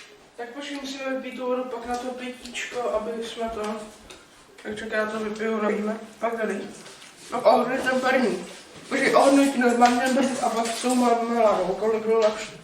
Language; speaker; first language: Czech; native; Czech